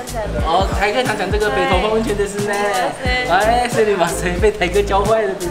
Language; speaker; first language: Chinese; native; Chinese